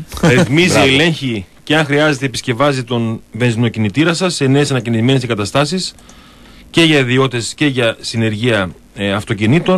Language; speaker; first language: Greek; native; Greek